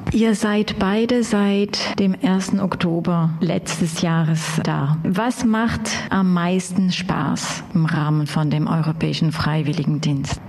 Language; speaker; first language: German; native; German